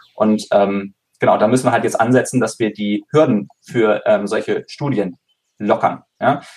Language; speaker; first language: German; native; German